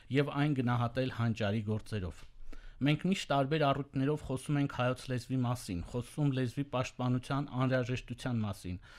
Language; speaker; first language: Armenian; native; Armenian